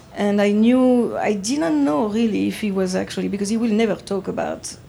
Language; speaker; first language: English; non-native, fluent; French